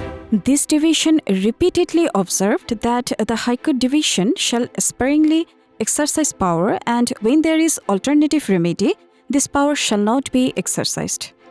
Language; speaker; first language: English; non-native, local second language; Bangla